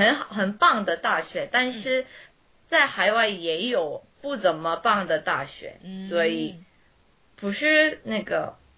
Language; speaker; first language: Chinese; non-native, learner; Korean